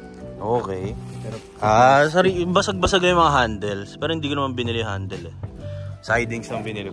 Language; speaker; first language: Filipino; native; Filipino